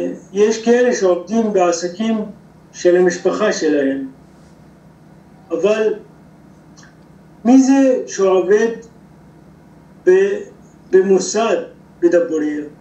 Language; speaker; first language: Hebrew; non-native, local second language; Arabic